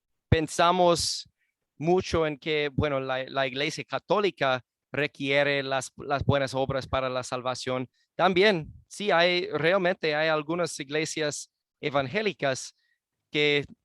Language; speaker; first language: Spanish; non-native, fluent; English